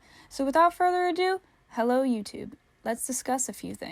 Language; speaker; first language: English; native; English